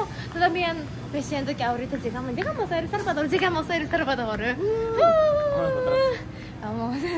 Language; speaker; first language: Spanish; non-native, learner; Japanese